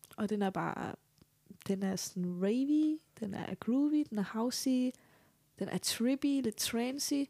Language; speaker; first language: Danish; native; Danish